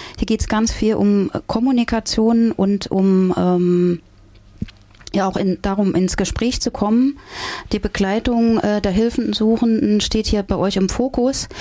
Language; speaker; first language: German; native; German